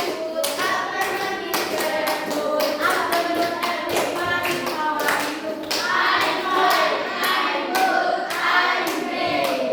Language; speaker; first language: English; non-native, learner; Indonesian